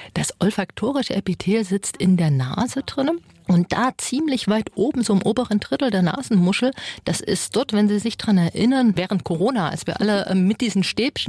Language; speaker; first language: German; native; German